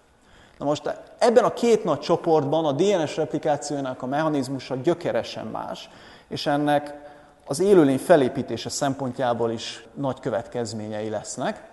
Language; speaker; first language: Hungarian; native; Hungarian